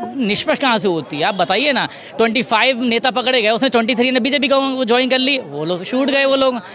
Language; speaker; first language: Hindi; native; Hindi